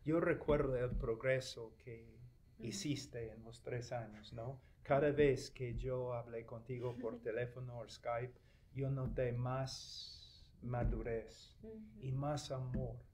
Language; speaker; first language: Spanish; non-native, fluent; English